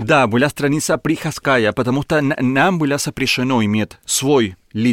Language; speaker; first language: Russian; non-native, learner; Spanish